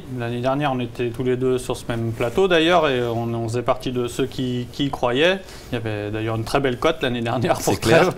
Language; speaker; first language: French; native; French